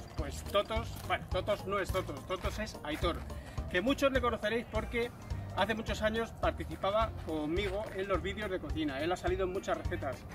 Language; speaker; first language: Spanish; native; Spanish